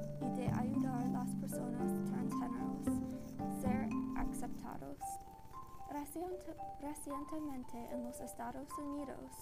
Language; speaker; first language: Spanish; non-native, learner; English